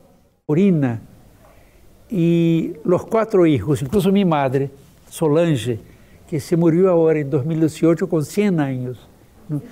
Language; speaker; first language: Spanish; non-native, fluent; Portuguese